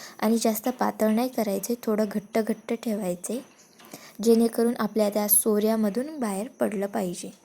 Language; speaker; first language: Marathi; non-native, local second language; Lambadi